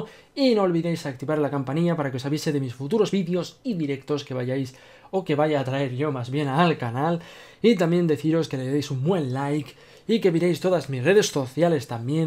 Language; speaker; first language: Spanish; native; Spanish